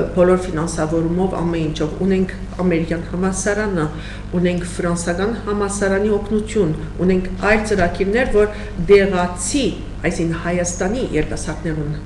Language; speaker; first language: Armenian; early bilingual, heritage; Armenian